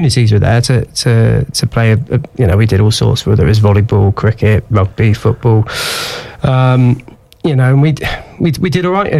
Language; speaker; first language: English; native; English